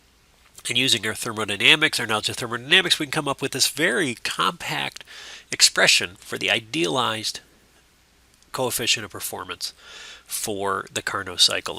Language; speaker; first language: English; native; English